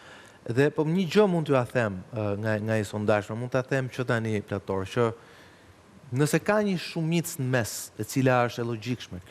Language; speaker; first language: Albanian; native; Albanian